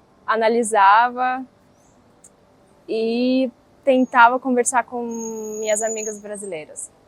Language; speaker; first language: Portuguese; non-native, fluent; Russian